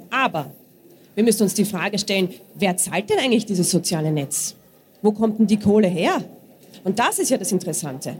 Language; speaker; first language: German; native; German